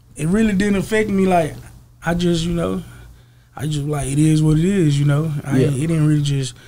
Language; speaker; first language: English; native; English